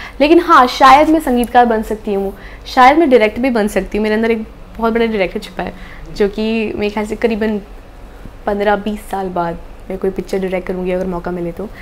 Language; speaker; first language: Hindi; native; Hindi